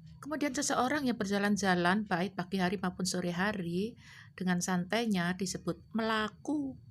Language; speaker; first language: Indonesian; non-native, local second language; Javanese